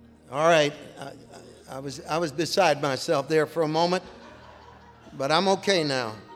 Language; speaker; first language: English; early bilingual, other home language; Spanish